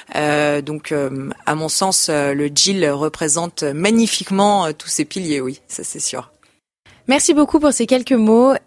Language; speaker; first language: French; native; French